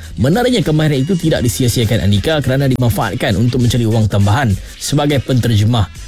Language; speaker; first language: Malay; native; Malay